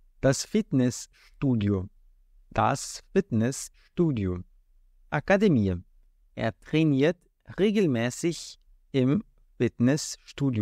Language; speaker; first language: German; non-native, fluent; Portuguese